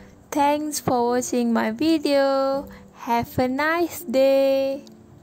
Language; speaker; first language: English; non-native, local second language; Malay